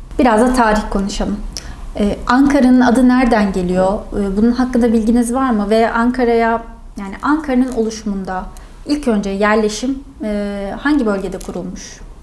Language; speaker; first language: Turkish; native; Turkish